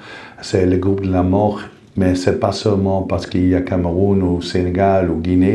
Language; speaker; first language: French; non-native, fluent; Dutch